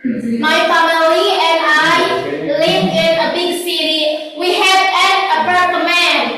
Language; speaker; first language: English; non-native, learner; Indonesian